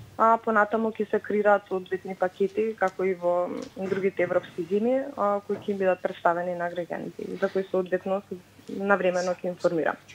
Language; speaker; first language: Macedonian; native; Macedonian